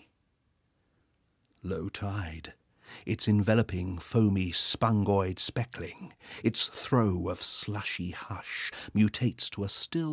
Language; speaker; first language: English; native; English